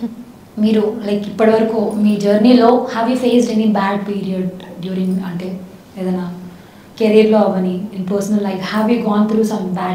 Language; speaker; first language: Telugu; native; Telugu